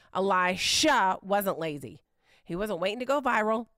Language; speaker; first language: English; native; English